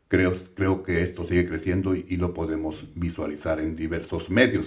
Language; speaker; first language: Spanish; native; Spanish